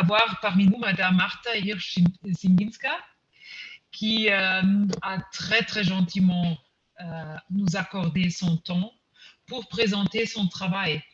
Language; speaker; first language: French; non-native, fluent; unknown